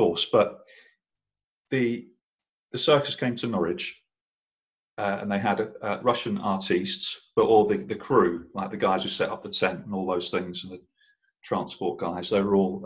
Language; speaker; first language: English; native; English